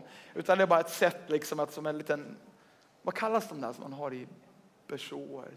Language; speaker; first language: Swedish; native; Swedish